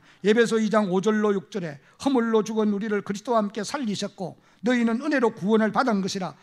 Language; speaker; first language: Korean; native; Korean